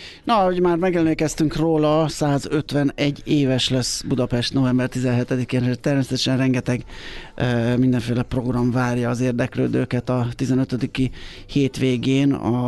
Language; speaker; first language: Hungarian; native; Hungarian